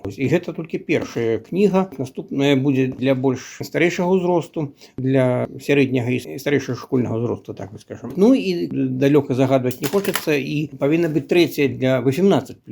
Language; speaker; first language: Belarusian; native; Belarusian